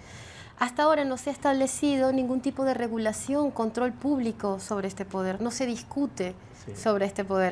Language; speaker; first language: Spanish; native; Spanish